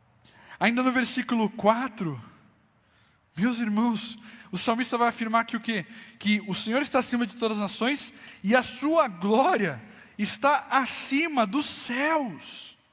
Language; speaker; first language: Portuguese; native; Portuguese